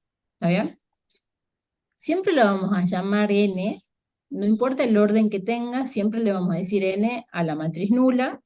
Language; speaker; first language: Spanish; native; Spanish